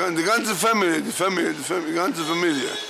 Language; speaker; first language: German; non-native, learner; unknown